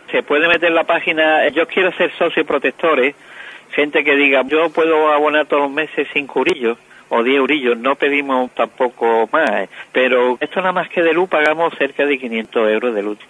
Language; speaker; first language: Spanish; native; Spanish